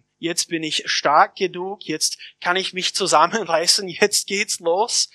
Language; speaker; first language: German; non-native, fluent; English